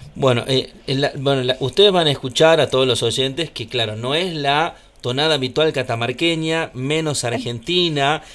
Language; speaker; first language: Spanish; native; Spanish